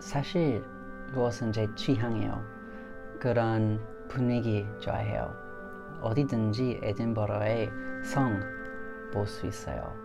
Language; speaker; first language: Korean; non-native, learner; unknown